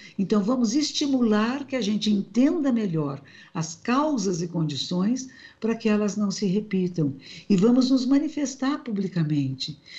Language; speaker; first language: Portuguese; native; Portuguese